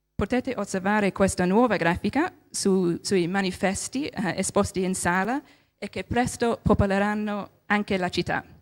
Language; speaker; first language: Italian; non-native, fluent; English